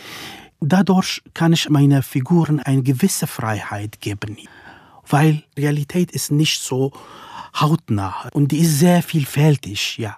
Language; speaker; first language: German; non-native, fluent; Kurdish